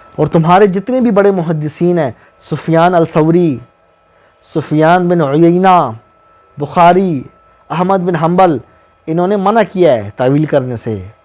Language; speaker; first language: Urdu; non-native, local second language; Northern Hindko